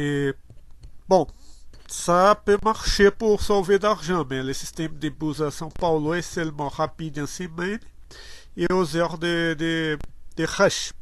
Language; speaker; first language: French; non-native, learner; Portuguese